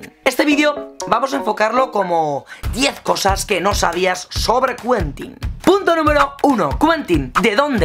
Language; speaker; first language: Spanish; native; Spanish